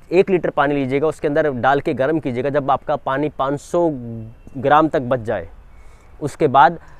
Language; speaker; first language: Hindi; native; Hindi